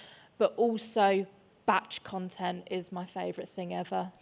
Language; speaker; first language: English; native; English